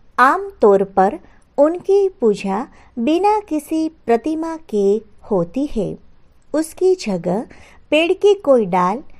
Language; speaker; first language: Hindi; non-native, local second language; Gujarati